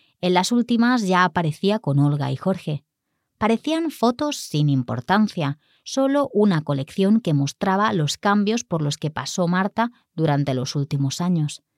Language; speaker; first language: Spanish; native; Spanish